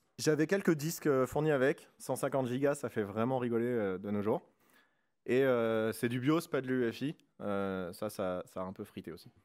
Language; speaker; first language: French; native; French